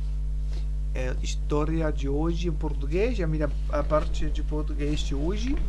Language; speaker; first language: Portuguese; non-native, learner; German